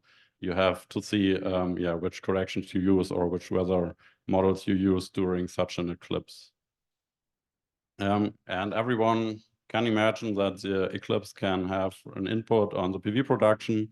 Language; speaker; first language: English; non-native, fluent; German